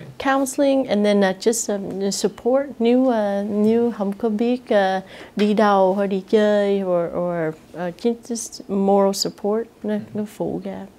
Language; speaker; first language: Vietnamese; early bilingual, heritage; Vietnamese